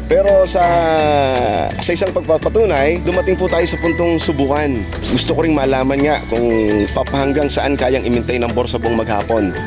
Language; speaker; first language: Filipino; native; Filipino